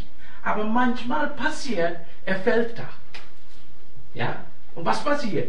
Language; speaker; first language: German; non-native, fluent; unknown